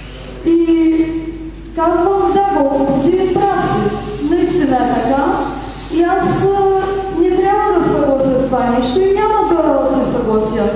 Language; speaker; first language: Bulgarian; native; Bulgarian